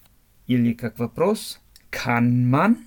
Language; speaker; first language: Russian; non-native, fluent; German